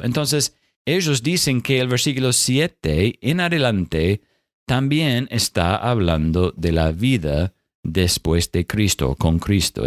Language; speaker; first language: Spanish; non-native, fluent; English